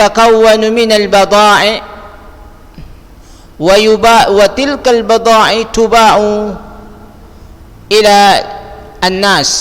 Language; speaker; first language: Arabic; non-native, fluent; Indonesian